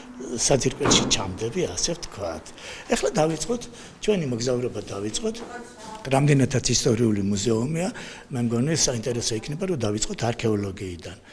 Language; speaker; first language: Georgian; native; Georgian